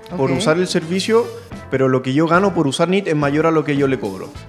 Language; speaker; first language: Spanish; native; Spanish